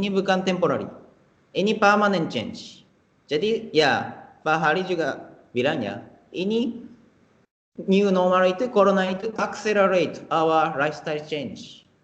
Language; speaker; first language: Indonesian; non-native, fluent; Japanese